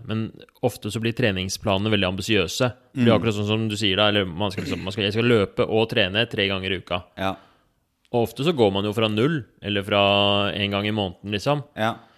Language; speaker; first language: Norwegian; native; Norwegian